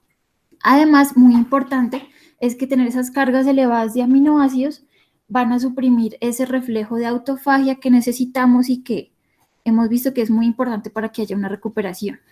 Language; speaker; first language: Spanish; native; Spanish